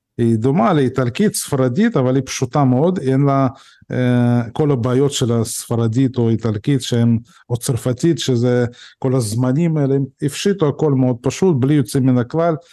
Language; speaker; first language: Hebrew; early bilingual, other home language; Russian